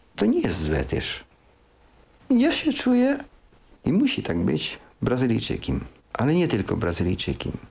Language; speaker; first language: Polish; early bilingual, heritage; Polish